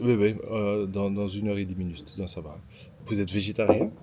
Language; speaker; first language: French; non-native, local second language; Dutch